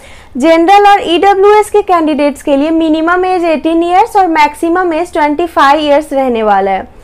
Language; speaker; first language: Hindi; native; Hindi